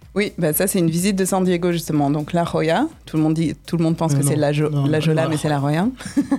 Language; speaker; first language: French; native; French